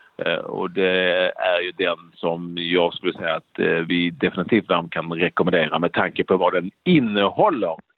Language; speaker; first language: Swedish; native; Swedish